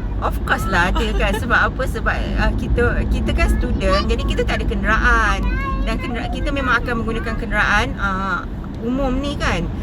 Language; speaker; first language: Malay; native; Malay